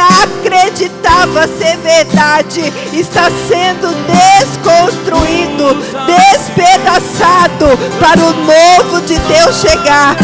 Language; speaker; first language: Portuguese; native; Portuguese